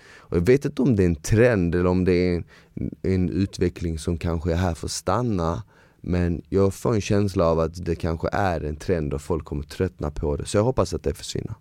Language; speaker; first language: Swedish; early bilingual, other home language; Bosnian